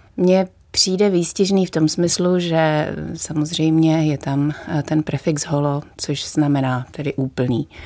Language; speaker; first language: Czech; native; Czech